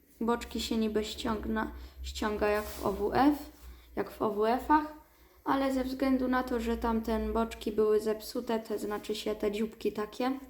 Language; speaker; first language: Polish; native; Polish